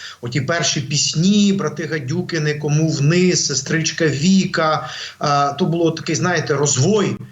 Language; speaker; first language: Ukrainian; non-native, local second language; Russian